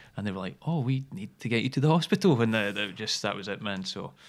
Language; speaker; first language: English; native; English